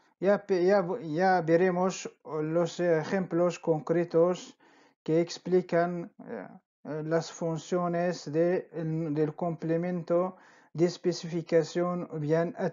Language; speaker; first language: Spanish; non-native, fluent; Arabic